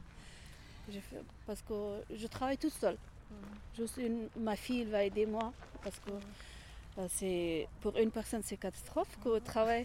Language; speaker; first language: French; non-native, learner; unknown